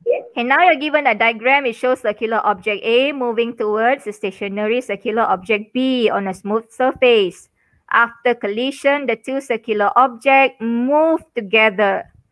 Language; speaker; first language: English; non-native, local second language; Malay